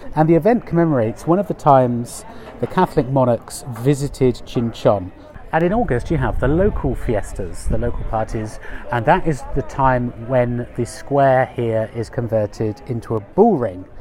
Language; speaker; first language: English; native; English